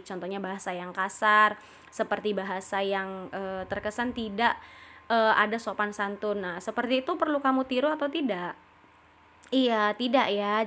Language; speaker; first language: Indonesian; native; Indonesian